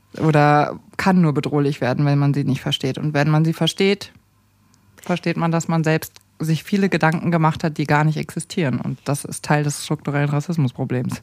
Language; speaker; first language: German; native; German